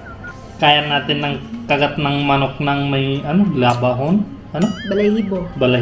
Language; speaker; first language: Filipino; non-native, learner; Hindi